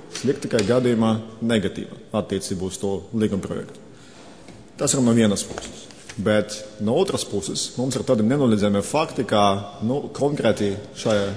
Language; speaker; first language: Latvian; non-native, local second language; Russian